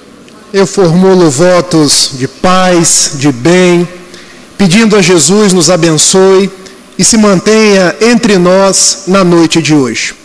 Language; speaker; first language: Portuguese; native; Portuguese